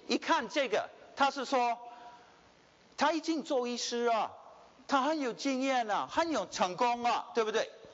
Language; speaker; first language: Chinese; early bilingual, heritage; Chinese